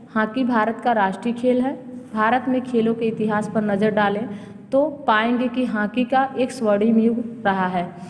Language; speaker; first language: Hindi; native; Hindi